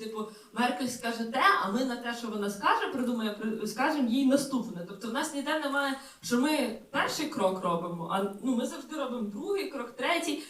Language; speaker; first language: Ukrainian; native; Ukrainian